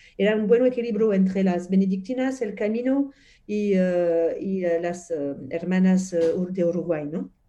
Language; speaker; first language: Spanish; non-native, fluent; French